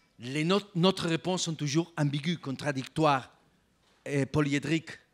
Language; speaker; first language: French; non-native, fluent; Spanish